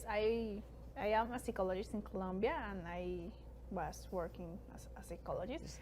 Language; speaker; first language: English; non-native, fluent; Spanish